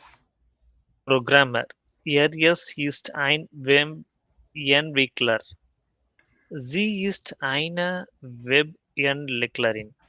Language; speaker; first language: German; non-native, learner; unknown